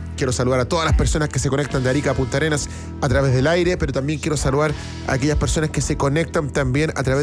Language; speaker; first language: Spanish; native; Spanish